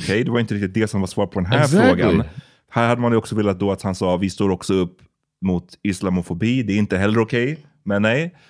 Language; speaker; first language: Swedish; native; Swedish